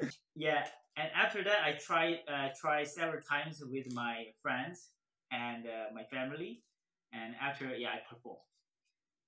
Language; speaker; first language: English; non-native, learner; Korean